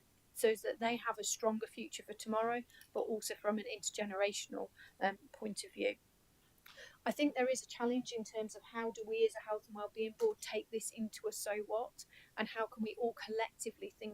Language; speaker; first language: English; native; English